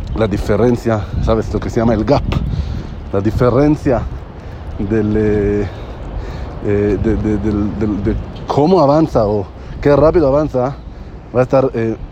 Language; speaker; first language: Spanish; non-native, fluent; Hebrew